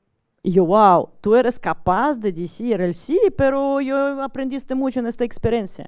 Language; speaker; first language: Spanish; non-native, learner; Russian